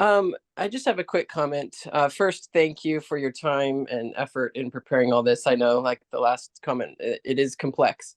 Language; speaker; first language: English; native; English